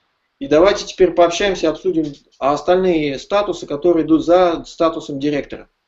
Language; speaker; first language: Russian; native; Russian